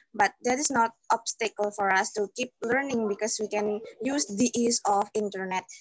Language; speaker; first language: English; non-native, fluent; Indonesian